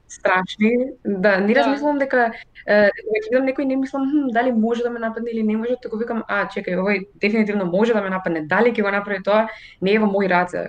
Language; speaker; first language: Macedonian; native; Macedonian